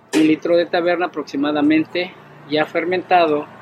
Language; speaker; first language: Spanish; native; Spanish